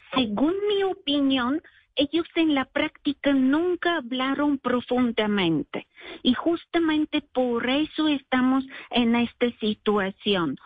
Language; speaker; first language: Spanish; non-native, fluent; Bulgarian